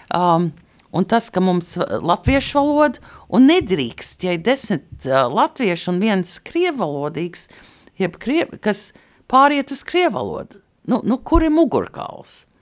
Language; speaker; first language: Latvian; early bilingual, heritage; Latvian